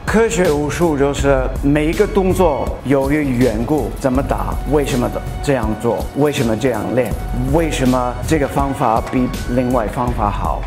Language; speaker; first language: Chinese; non-native, fluent; English